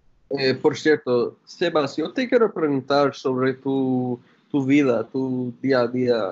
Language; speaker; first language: Spanish; non-native, fluent; English